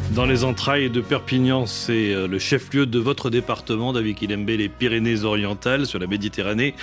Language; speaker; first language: French; native; French